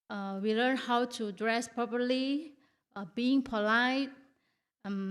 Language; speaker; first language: English; non-native, learner; Indonesian